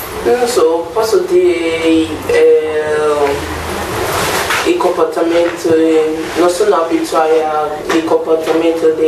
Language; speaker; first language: Italian; non-native, learner; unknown